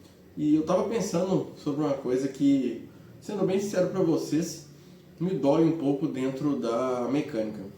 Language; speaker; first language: Portuguese; native; Portuguese